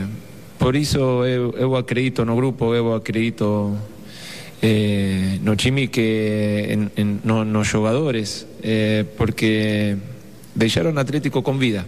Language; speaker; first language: Portuguese; non-native, fluent; Spanish